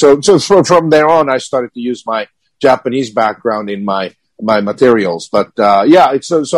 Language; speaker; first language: English; non-native, fluent; Japanese